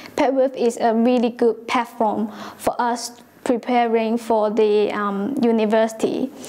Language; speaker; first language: English; non-native, local second language; Cantonese